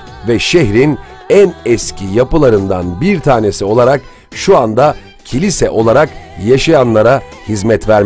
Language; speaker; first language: Turkish; native; Turkish